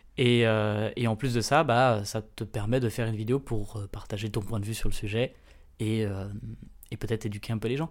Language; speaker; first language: French; native; French